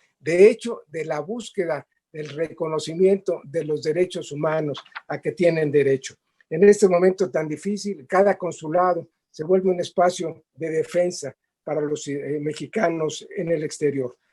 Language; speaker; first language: Spanish; native; Spanish